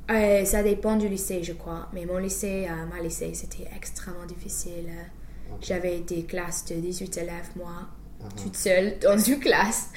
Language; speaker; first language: French; non-native, fluent; English